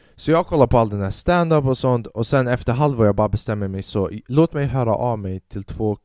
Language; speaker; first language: Swedish; early bilingual, other home language; Albanian